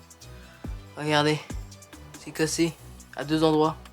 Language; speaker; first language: French; native; French